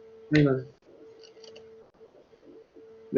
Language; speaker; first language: French; non-native, local second language; Arabic